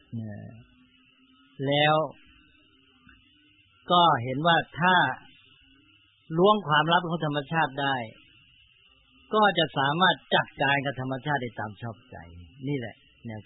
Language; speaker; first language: Thai; native; Thai